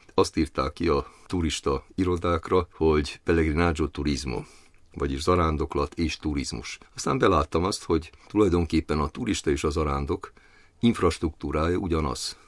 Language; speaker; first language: Hungarian; native; Hungarian